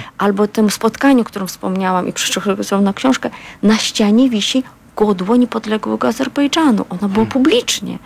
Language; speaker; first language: Polish; non-native, fluent; Azerbaijani